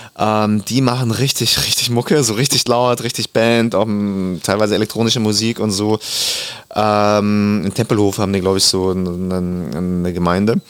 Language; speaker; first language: German; early bilingual, other home language; Russian